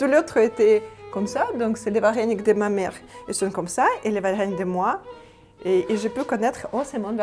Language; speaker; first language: French; non-native, learner; Ukrainian